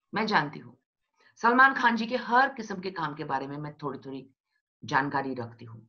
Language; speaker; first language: Hindi; non-native, local second language; Bangla